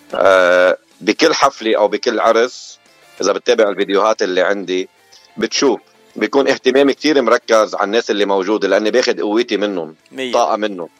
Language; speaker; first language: Arabic; native; Arabic